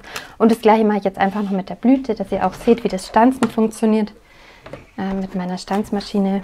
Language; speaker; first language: German; native; German